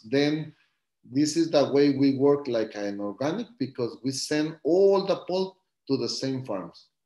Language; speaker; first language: English; non-native, learner; Spanish